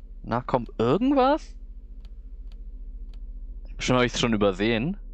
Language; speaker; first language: German; native; German